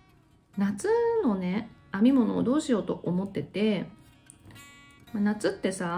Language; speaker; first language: Japanese; native; Japanese